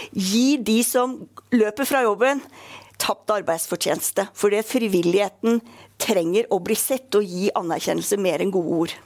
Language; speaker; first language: Norwegian; native; Norwegian